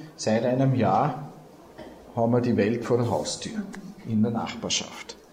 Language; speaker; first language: German; native; German